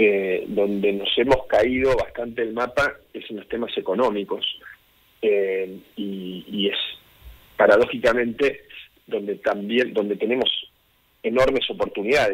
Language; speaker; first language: Spanish; native; Spanish